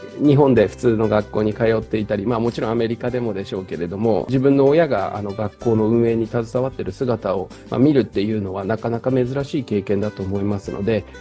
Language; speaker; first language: Japanese; native; Japanese